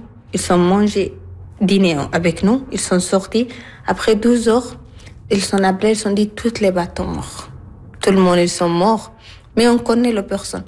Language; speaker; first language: French; non-native, learner; Arabic